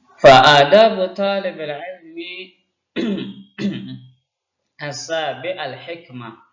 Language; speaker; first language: Arabic; non-native, fluent; Indonesian